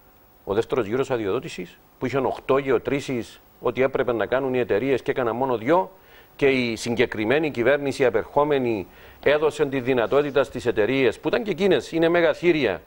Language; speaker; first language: Greek; native; Greek